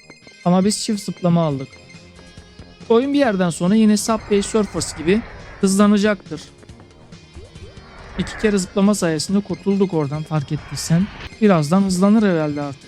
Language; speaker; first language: Turkish; native; Turkish